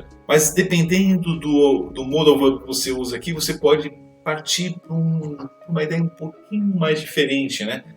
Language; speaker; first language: Portuguese; native; Portuguese